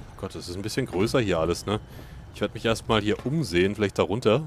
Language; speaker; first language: German; native; German